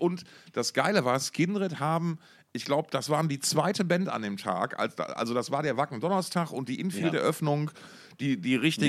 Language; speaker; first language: German; native; German